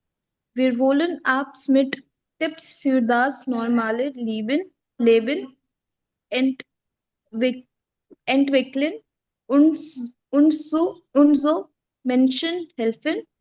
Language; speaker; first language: German; non-native, learner; Hindi